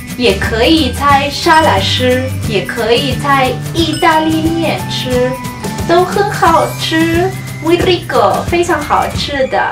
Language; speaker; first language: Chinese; non-native, fluent; Spanish